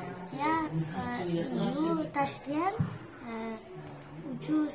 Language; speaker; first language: Russian; non-native, learner; Uzbek